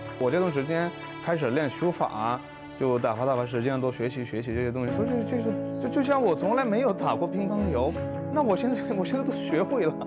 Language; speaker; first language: Chinese; non-native, fluent; Urdu